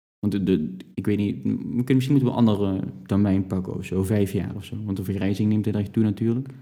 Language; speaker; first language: Dutch; native; Dutch